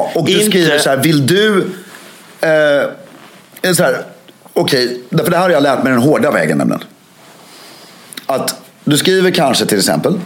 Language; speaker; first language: Swedish; native; Swedish